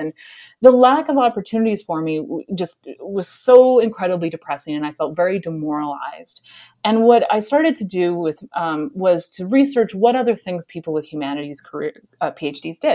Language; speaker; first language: English; native; English